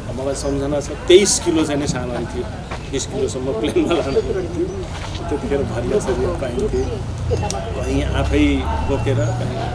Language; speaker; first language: Nepali; non-native, local second language; Maithili